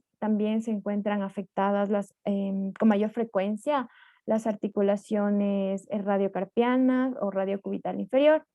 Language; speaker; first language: Spanish; native; Spanish